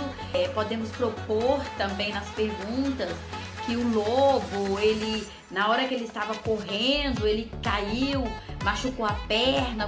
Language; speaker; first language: Portuguese; native; Portuguese